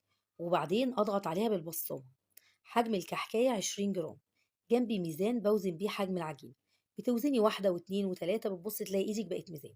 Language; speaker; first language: Arabic; native; Arabic